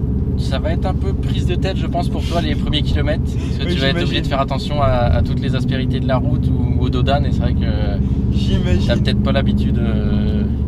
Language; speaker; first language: French; native; French